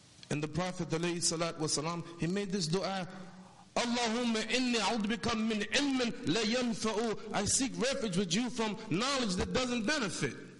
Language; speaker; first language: English; native; English